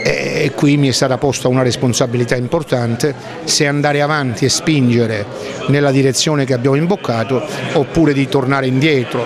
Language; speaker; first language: Italian; native; Italian